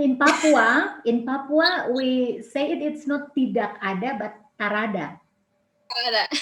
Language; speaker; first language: English; non-native, fluent; Indonesian